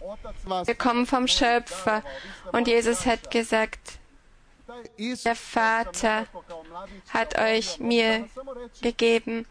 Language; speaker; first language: German; non-native, fluent; Croatian